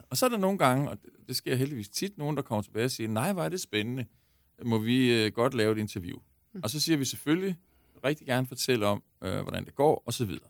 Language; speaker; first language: Danish; native; Danish